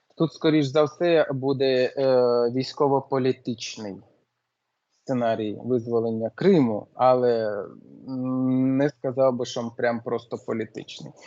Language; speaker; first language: Ukrainian; non-native, local second language; Russian